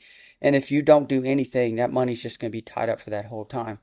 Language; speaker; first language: English; native; English